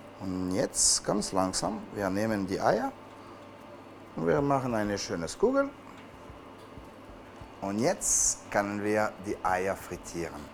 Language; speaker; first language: German; non-native, learner; French